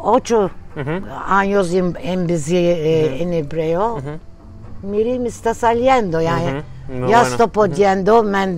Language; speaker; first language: Spanish; early bilingual, heritage; Turkish